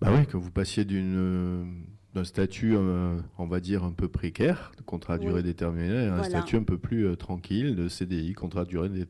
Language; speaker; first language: French; native; French